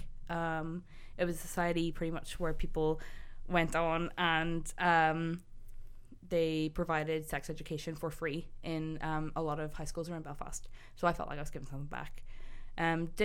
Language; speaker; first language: English; native; English